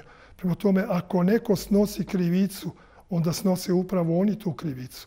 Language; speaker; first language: Serbian; native; Serbian